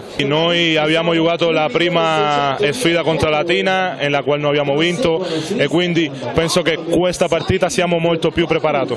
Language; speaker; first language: Italian; non-native, learner; Spanish